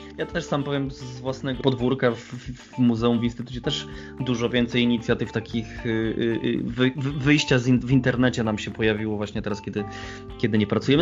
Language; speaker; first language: Polish; native; Polish